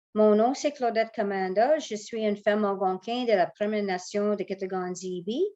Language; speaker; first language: French; non-native, local second language; English